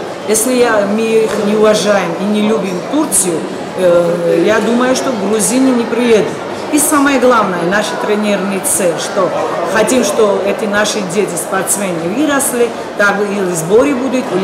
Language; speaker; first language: Russian; non-native, learner; Georgian